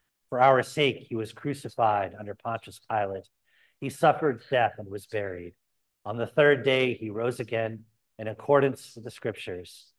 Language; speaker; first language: English; native; English